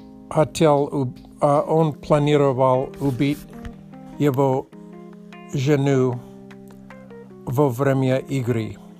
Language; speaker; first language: Russian; non-native, learner; English